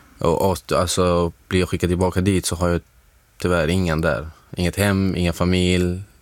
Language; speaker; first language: Swedish; non-native, fluent; Arabic